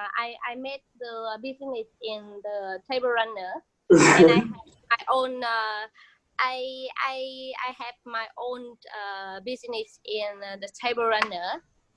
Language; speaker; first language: English; non-native, learner; Vietnamese